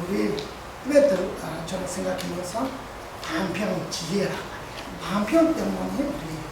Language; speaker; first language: Korean; non-native, learner; Tibetan